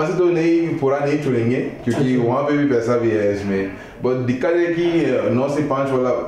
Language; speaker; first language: Hindi; non-native, fluent; Igbo